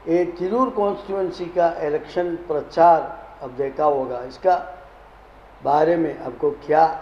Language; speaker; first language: Hindi; non-native, local second language; Malayalam